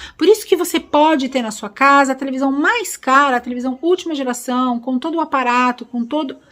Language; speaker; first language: Portuguese; native; Portuguese